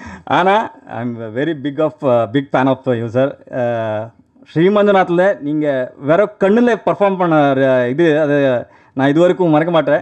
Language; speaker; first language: Tamil; non-native, learner; Kannada